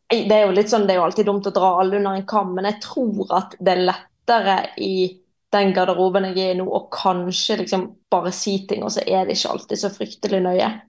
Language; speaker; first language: Norwegian; native; Norwegian